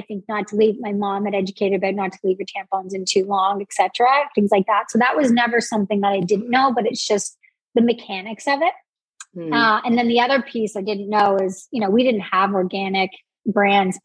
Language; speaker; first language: English; native; English